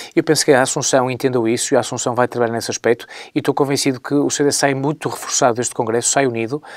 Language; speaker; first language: Portuguese; native; Portuguese